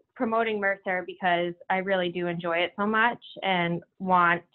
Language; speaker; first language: English; native; English